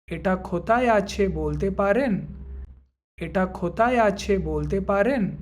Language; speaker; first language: Bangla; non-native, local second language; Telugu